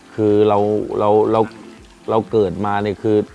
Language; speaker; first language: Thai; native; Thai